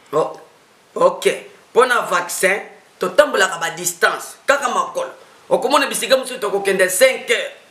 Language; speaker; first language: Lingala; non-native, local second language; Kituba (Democratic Republic of Congo)